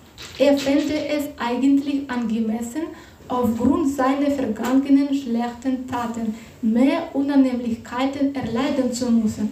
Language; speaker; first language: German; non-native, fluent; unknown